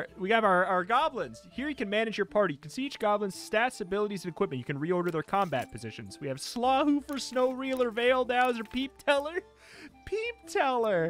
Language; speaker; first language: English; native; English